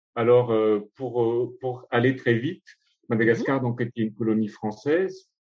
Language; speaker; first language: French; non-native, local second language; Malagasy